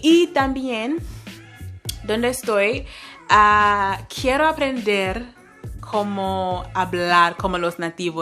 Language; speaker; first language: Spanish; non-native, fluent; English